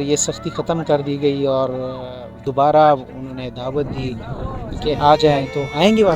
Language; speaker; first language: Urdu; native; Urdu